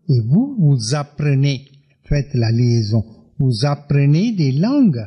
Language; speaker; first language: French; non-native, fluent; Tamil